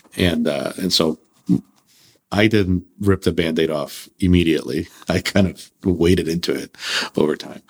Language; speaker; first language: English; early bilingual, other home language; Russian